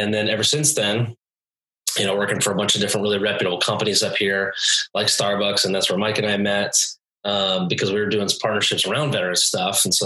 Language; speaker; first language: English; native; English